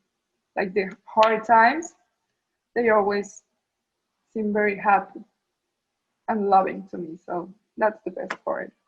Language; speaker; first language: English; non-native, learner; Spanish